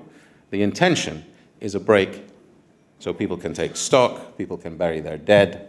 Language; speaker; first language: English; non-native, fluent; Arabic